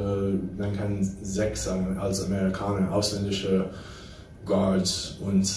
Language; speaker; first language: German; non-native, fluent; English